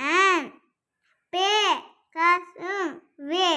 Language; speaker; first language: English; non-native, learner; Telugu